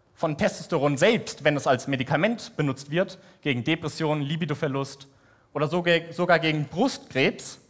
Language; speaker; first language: German; native; German